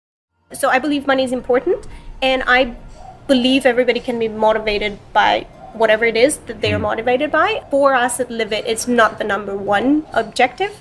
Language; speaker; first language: English; non-native, fluent; Romanian